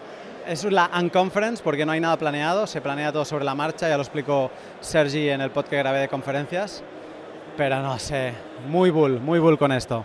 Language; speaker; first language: Spanish; native; Spanish